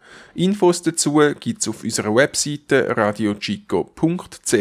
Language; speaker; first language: German; native; German